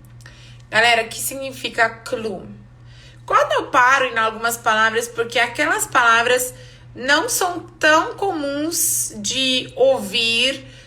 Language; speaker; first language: Portuguese; non-native, fluent; English